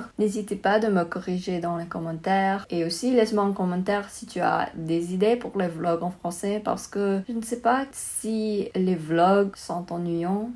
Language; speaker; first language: French; non-native, learner; Chinese